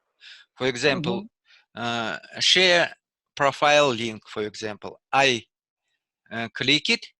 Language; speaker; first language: English; non-native, learner; Russian